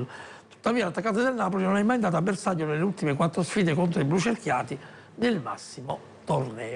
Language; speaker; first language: Italian; native; Italian